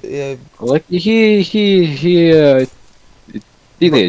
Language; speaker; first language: English; non-native, learner; Russian